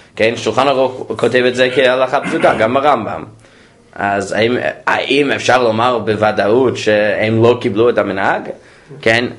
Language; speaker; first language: Hebrew; non-native, fluent; English